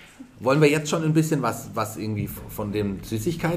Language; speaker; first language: German; native; German